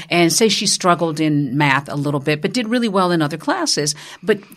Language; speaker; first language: English; native; English